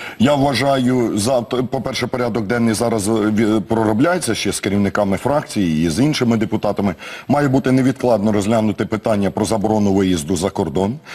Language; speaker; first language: Ukrainian; native; Ukrainian